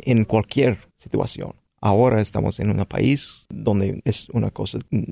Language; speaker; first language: Spanish; non-native, fluent; English